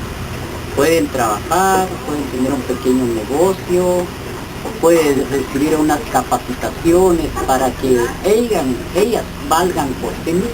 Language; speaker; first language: Spanish; non-native, local second language; Kʼicheʼ